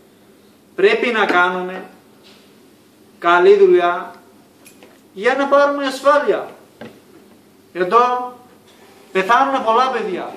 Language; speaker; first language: Greek; non-native, learner; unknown